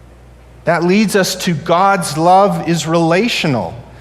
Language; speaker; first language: English; native; English